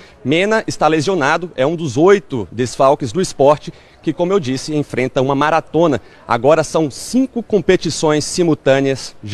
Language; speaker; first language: Portuguese; native; Portuguese